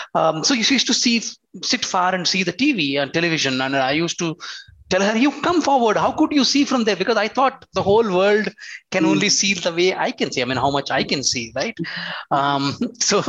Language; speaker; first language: English; non-native, local second language; Telugu